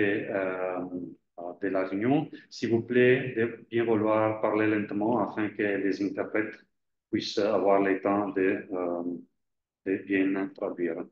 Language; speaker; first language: French; non-native, fluent; Italian